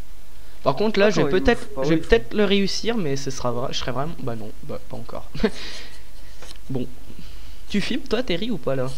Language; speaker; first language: French; native; French